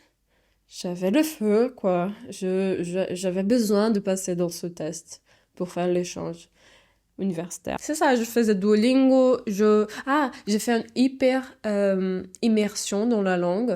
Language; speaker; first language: French; non-native, fluent; Portuguese